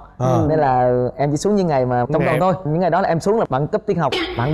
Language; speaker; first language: Vietnamese; native; Vietnamese